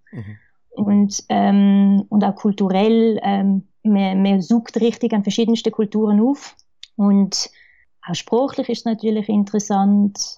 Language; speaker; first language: German; early bilingual, other home language; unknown